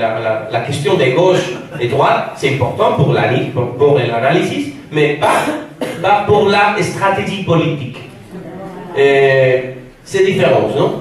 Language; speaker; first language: French; non-native, fluent; Spanish